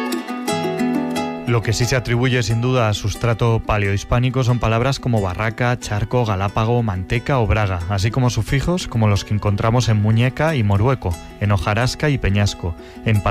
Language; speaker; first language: Spanish; native; Spanish